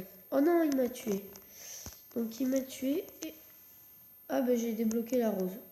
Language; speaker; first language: French; native; French